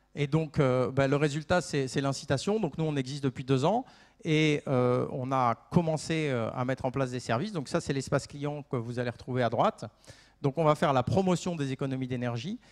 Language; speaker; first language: French; native; French